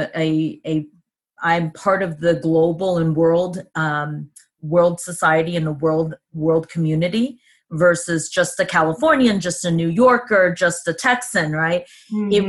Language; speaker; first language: English; native; English